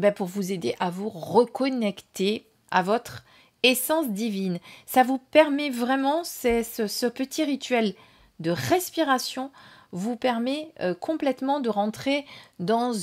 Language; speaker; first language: French; native; French